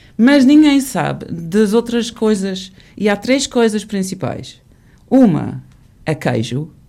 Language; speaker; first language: Portuguese; non-native, fluent; English